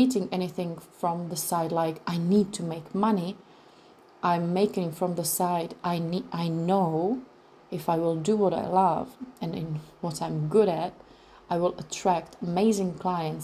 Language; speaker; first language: English; non-native, fluent; Czech